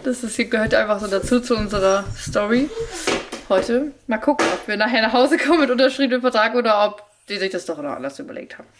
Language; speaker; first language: German; native; German